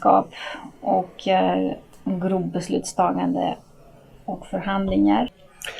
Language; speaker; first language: Swedish; non-native, fluent; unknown